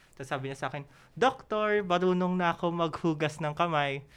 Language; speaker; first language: Filipino; native; Filipino